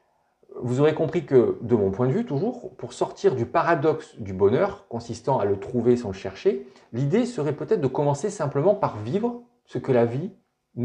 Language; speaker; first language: French; native; French